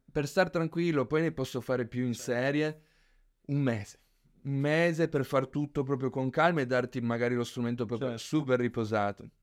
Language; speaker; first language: Italian; early bilingual, other home language; Spanish